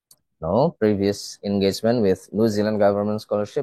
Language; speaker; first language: English; non-native, fluent; Indonesian